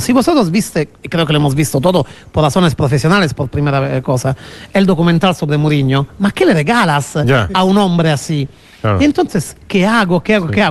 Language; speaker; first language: Spanish; non-native, fluent; Italian